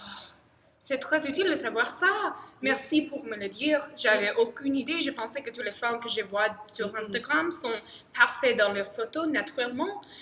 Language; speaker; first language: French; non-native, fluent; English